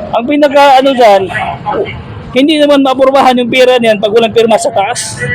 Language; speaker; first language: Filipino; native; Filipino